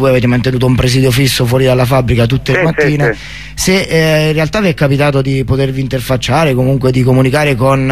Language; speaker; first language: Italian; native; Italian